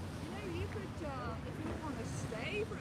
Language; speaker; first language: English; native; English